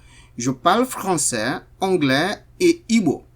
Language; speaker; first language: French; non-native, fluent; Igbo